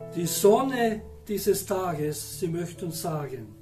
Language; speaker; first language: German; native; German